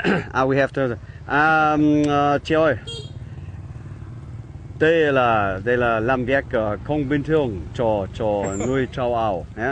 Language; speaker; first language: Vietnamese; non-native, learner; German